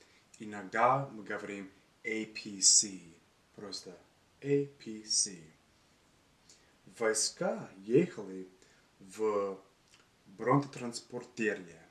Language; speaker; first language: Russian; non-native, learner; English